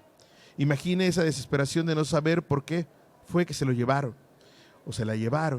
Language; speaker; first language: Spanish; native; Spanish